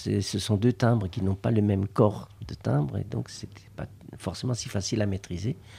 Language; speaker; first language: French; native; French